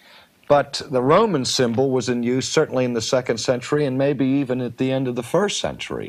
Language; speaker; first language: English; native; English